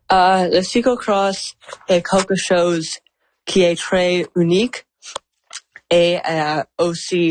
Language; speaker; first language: French; non-native, local second language; English